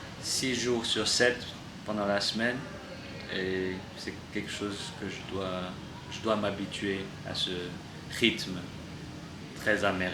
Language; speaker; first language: French; non-native, learner; English